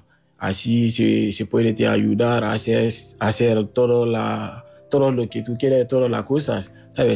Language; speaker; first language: Spanish; non-native, learner; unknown